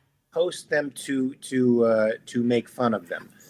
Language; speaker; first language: English; native; English